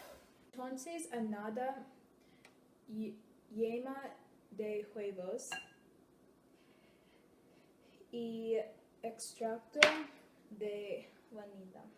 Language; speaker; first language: Spanish; non-native, learner; English